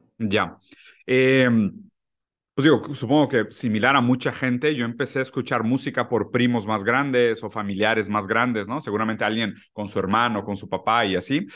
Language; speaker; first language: Spanish; early bilingual, other home language; Portuguese